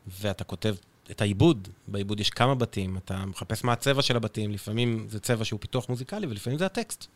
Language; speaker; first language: Hebrew; native; Hebrew